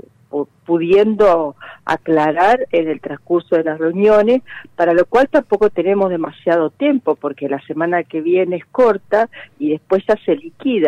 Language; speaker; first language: Spanish; native; Spanish